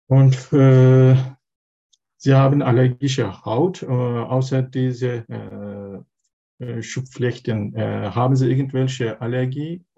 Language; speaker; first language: German; non-native, learner; Turkish